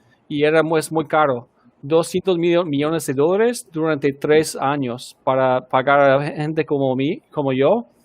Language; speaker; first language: Spanish; non-native, fluent; English